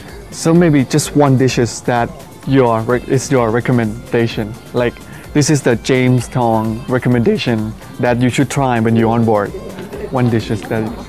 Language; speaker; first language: English; non-native, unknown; Thai